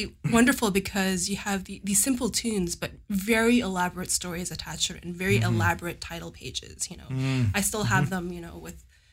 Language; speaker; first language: English; native; English